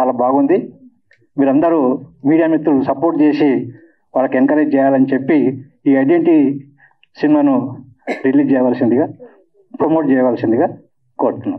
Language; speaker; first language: Telugu; native; Telugu